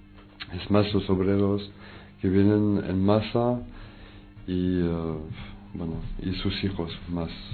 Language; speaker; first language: Spanish; non-native, fluent; French